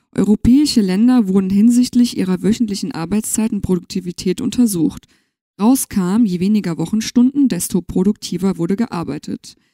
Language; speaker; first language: German; native; German